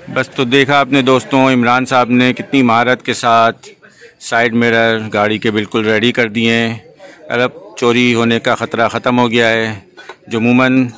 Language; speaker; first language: Urdu; native; Urdu